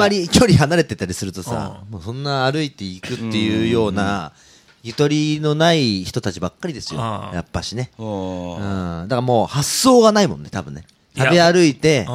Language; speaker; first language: Japanese; native; Japanese